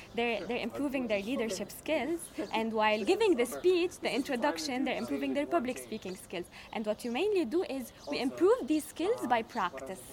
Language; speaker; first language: English; non-native, fluent; Arabic